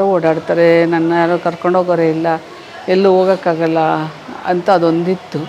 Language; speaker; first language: Kannada; native; Kannada